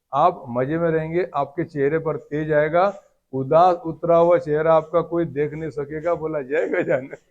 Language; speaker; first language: Hindi; non-native, local second language; Marathi